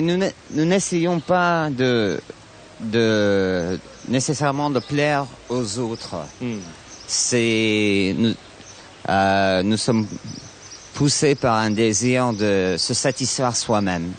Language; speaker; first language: French; non-native, fluent; English